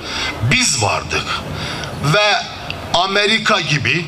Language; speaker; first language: Turkish; native; Turkish